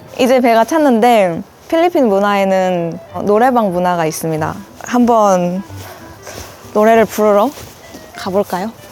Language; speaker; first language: Korean; early bilingual, other home language; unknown